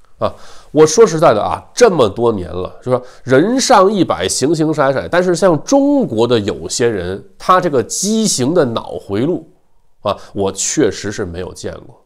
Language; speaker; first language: Chinese; native; Chinese